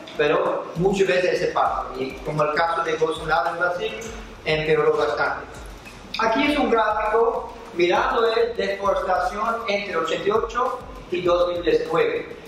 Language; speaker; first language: Spanish; non-native, fluent; English